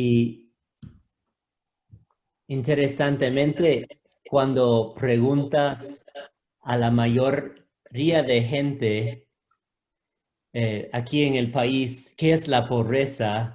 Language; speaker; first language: Spanish; non-native, fluent; English